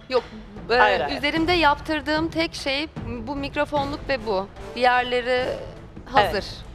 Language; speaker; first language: Turkish; native; Turkish